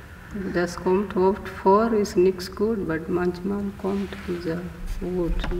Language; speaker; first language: German; non-native, learner; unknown